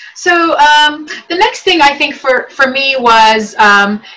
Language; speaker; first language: English; early bilingual, other home language; Arabic